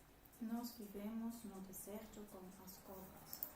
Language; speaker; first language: Portuguese; non-native, learner; Dutch